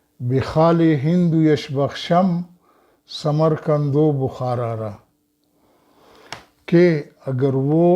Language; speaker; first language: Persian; non-native, fluent; Pashto